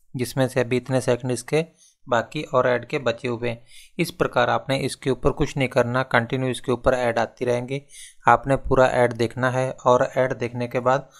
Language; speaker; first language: Hindi; non-native, local second language; Punjabi